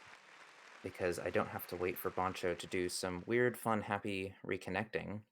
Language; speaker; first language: English; native; English